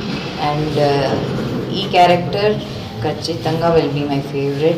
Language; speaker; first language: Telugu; non-native, local second language; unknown